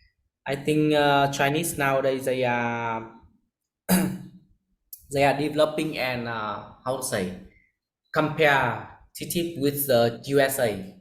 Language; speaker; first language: English; non-native, learner; Vietnamese